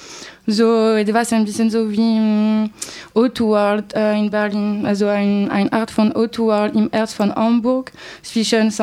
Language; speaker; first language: German; non-native, learner; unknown